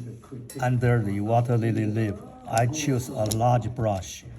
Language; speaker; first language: English; non-native, fluent; Chinese